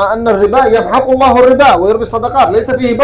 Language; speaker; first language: Arabic; native; Arabic